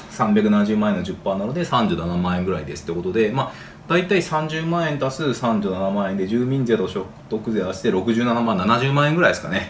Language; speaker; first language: Japanese; native; Japanese